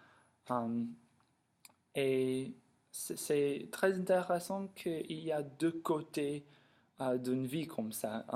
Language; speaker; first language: French; non-native, learner; English